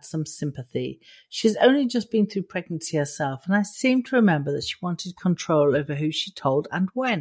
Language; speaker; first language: English; native; English